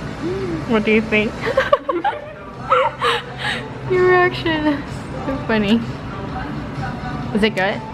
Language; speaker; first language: English; non-native, fluent; Indonesian